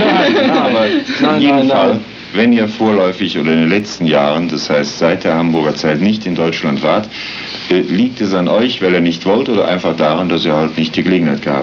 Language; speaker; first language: German; native; German